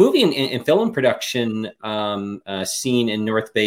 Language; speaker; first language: English; native; English